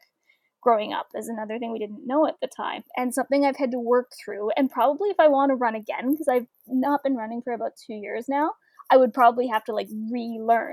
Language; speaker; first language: English; native; English